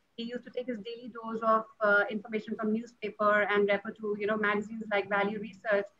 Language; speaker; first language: English; non-native, local second language; Punjabi